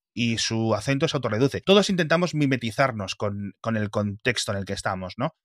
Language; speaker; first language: Spanish; native; Spanish